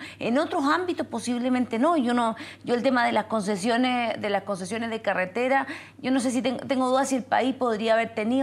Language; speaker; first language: Spanish; native; Spanish